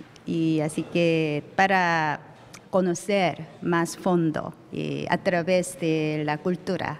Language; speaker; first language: Spanish; non-native, learner; Korean